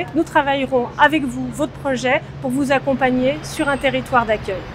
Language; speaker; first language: French; native; French